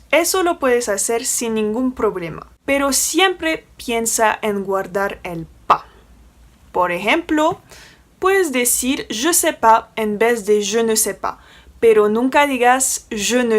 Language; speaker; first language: Spanish; non-native, fluent; French